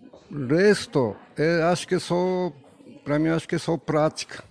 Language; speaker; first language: Portuguese; non-native, learner; Japanese